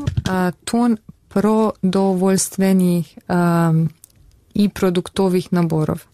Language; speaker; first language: Russian; non-native, learner; Bosnian